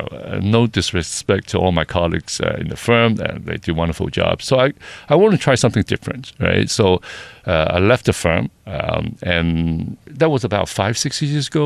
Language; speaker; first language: English; non-native, local second language; Cantonese